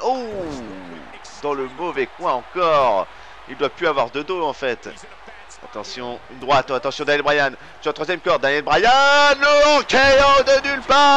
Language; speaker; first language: French; native; French